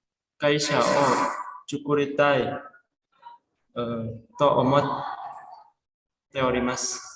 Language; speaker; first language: Japanese; non-native, learner; Indonesian